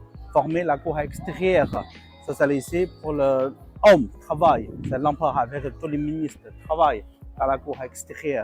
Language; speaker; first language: French; non-native, learner; Chinese